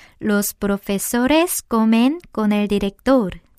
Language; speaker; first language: Spanish; non-native, fluent; Korean